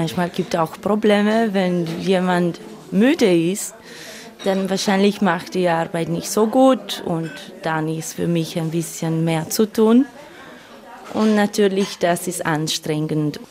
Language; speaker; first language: German; non-native, learner; Romanian